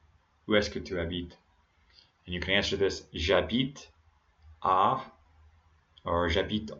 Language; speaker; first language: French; non-native, fluent; English